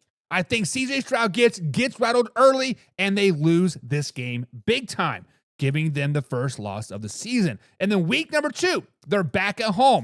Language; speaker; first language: English; native; English